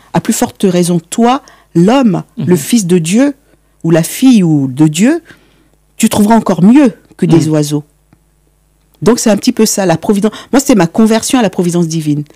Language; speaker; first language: French; native; French